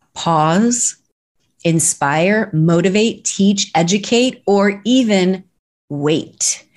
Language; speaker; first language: English; native; English